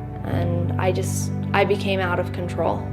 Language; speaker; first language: English; native; English